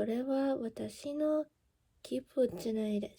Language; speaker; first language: Japanese; non-native, learner; English